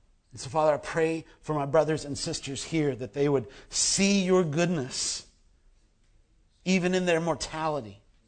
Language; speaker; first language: English; native; English